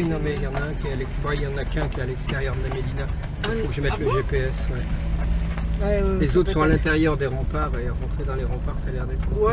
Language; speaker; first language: French; native; French